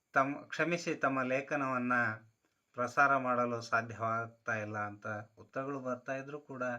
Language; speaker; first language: Kannada; native; Kannada